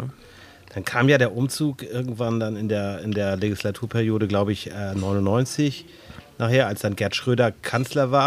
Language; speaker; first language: German; native; German